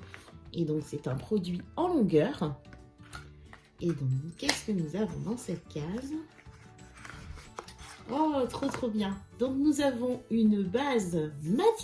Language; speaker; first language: French; native; French